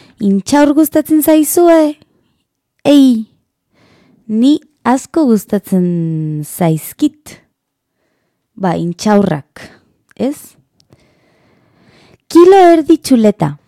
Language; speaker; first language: Basque; non-native, learner; Spanish